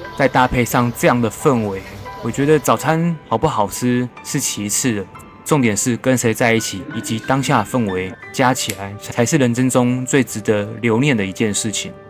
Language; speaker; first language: Chinese; native; Chinese